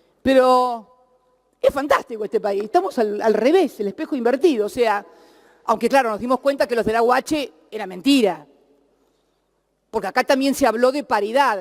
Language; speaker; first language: Spanish; native; Spanish